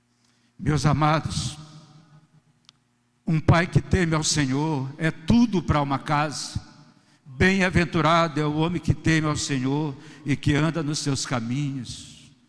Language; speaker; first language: Portuguese; native; Portuguese